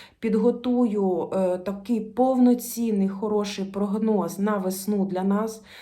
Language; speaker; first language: Ukrainian; non-native, local second language; Russian